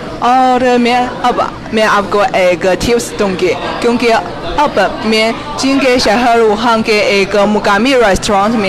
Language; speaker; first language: Hindi; non-native, fluent; Chinese